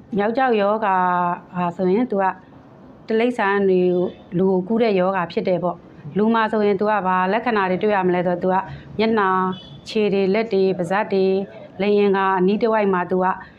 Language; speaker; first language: Burmese; native; Burmese